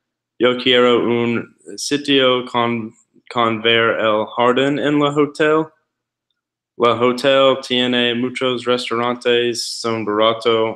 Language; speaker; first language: Spanish; non-native, learner; English